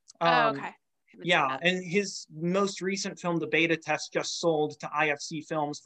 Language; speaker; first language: English; native; English